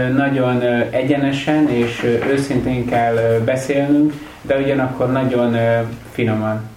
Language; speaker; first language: Hungarian; native; Hungarian